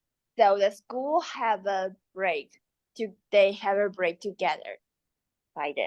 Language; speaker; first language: English; non-native, learner; Chinese